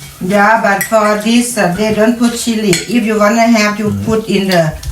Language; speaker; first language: English; non-native, learner; Thai